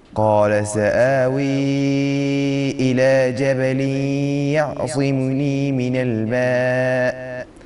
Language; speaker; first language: Arabic; non-native, learner; Uzbek